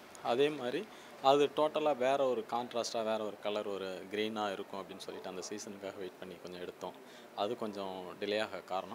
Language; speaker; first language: Tamil; native; Tamil